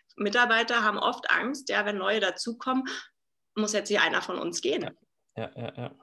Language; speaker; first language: German; native; German